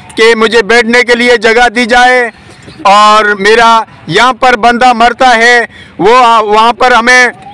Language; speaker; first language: Urdu; non-native, local second language; Sindhi